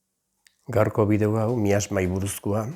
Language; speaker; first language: Basque; native; Basque